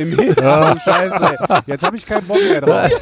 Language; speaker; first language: German; native; German